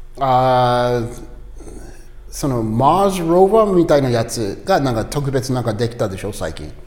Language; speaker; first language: Japanese; non-native, learner; English